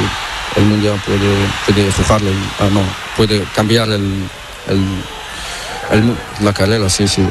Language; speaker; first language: Spanish; non-native, learner; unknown